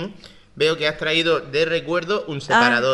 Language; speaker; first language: Spanish; native; Spanish